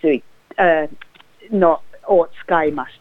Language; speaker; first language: Japanese; non-native, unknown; English